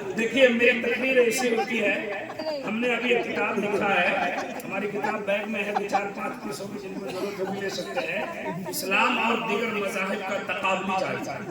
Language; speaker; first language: Hindi; non-native, local second language; Maithili